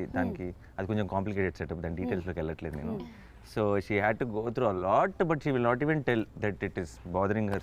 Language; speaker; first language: Telugu; native; Telugu